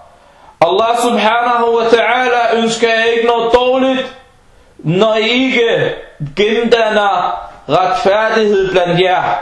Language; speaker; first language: Danish; non-native, fluent; Arabic